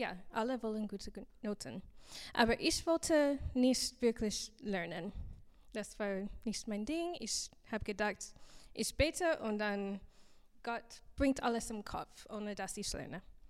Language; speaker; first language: German; non-native, fluent; English